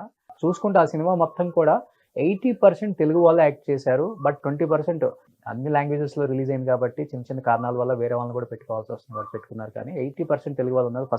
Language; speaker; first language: Telugu; native; Telugu